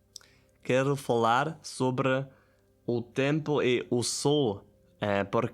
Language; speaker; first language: Portuguese; non-native, learner; Italian